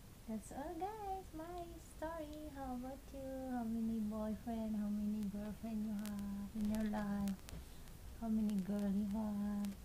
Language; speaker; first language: English; non-native, local second language; Cebuano